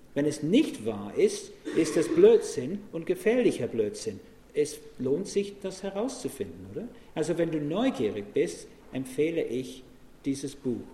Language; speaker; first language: German; non-native, fluent; English